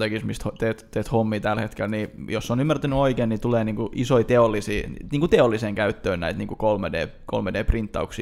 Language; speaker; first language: Finnish; native; Finnish